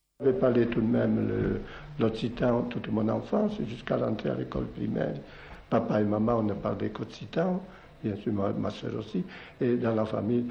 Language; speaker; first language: French; non-native, local second language; Occitan